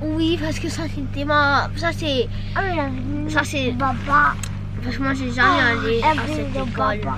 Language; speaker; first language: French; early bilingual, heritage; French